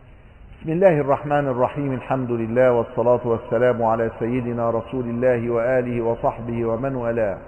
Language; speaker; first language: Arabic; native; Arabic